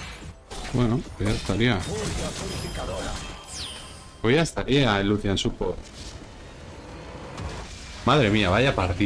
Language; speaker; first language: Spanish; native; Spanish